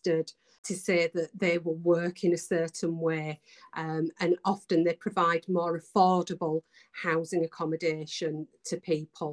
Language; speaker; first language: English; native; English